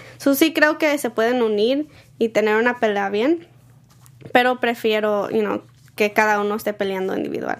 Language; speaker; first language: Spanish; early bilingual, heritage; Spanish